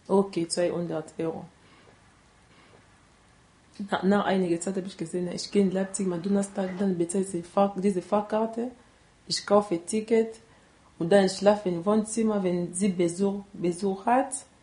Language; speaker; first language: German; non-native, learner; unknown